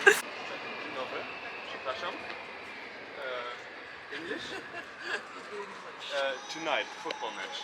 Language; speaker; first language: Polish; non-native, learner; French